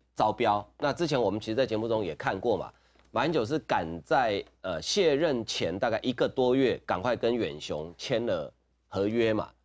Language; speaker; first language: Chinese; native; Chinese